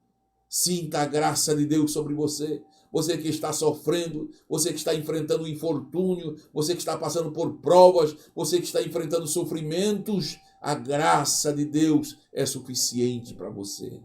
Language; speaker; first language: Portuguese; native; Portuguese